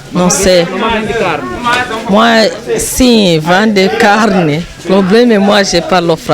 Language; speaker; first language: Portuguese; non-native, learner; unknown